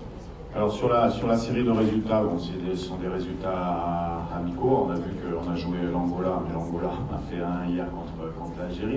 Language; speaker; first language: French; native; French